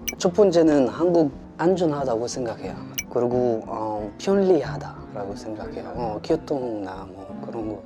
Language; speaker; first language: Korean; non-native, learner; Arabic